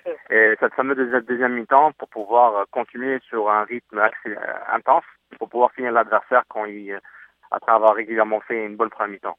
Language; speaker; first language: French; native; French